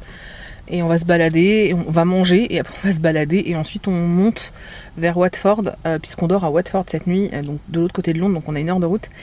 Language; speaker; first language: French; native; French